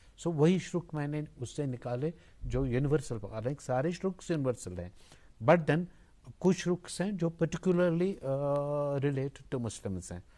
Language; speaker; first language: Urdu; non-native, local second language; Kashmiri